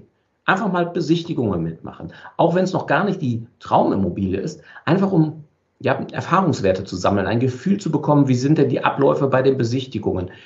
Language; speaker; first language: German; native; German